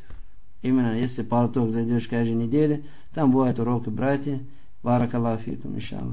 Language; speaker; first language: Russian; non-native, fluent; Arabic